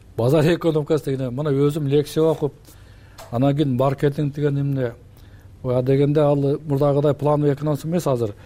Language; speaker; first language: Kyrgyz; native; Kyrgyz